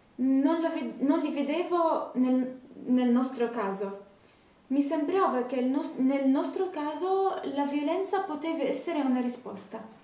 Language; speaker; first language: Italian; non-native, fluent; Arabic